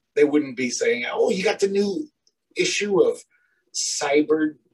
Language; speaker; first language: English; native; English